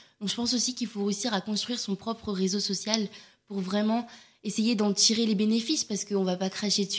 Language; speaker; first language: French; native; French